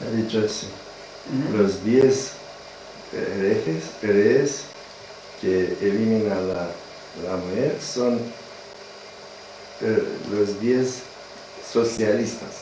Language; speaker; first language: Spanish; non-native, learner; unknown